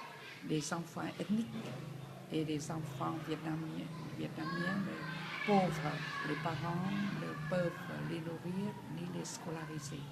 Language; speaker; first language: French; non-native, fluent; Vietnamese